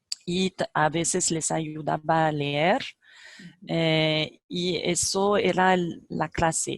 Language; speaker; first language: Spanish; non-native, fluent; French